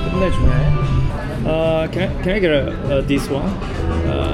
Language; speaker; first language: English; non-native, learner; Korean